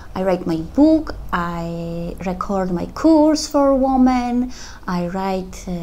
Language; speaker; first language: English; non-native, learner; Polish